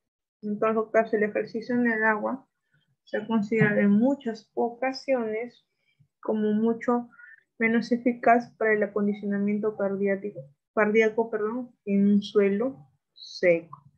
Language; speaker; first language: Spanish; native; Spanish